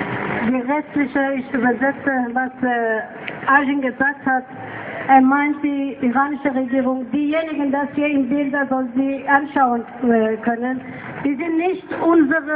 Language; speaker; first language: German; non-native, fluent; Persian